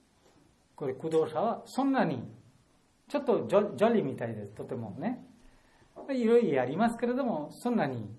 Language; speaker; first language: Japanese; non-native, learner; Bangla